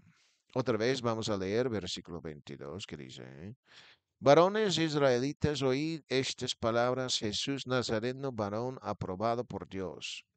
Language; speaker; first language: Spanish; non-native, fluent; English